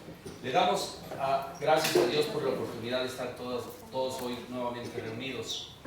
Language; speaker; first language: Spanish; native; Spanish